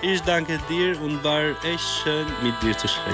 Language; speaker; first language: German; non-native, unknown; Albanian